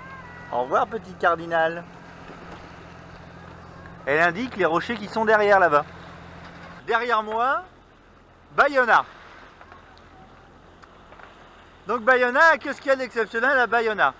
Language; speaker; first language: French; native; French